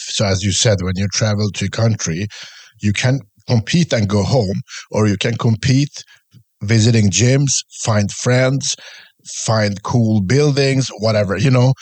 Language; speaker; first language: English; non-native, fluent; Swedish